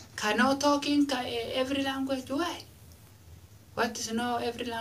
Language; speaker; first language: English; non-native, learner; Oromo